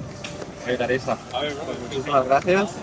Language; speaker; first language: Spanish; native; Spanish